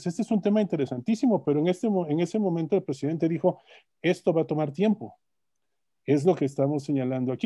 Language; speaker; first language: Spanish; native; Spanish